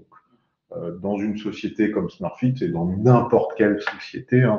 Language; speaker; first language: French; native; French